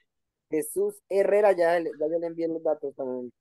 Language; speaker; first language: Spanish; native; Spanish